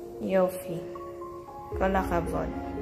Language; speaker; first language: Hebrew; non-native, learner; Filipino